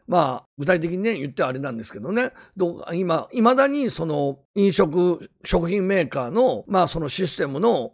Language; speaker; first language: Japanese; native; Japanese